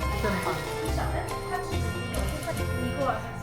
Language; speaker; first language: Chinese; native; Chinese